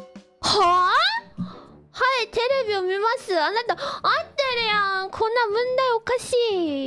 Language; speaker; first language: Japanese; non-native, fluent; Korean